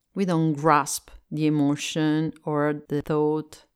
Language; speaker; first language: English; non-native, fluent; Italian